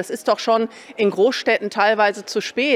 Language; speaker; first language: German; native; German